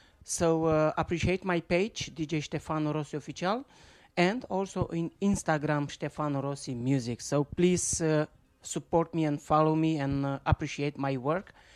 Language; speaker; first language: English; non-native, learner; Romanian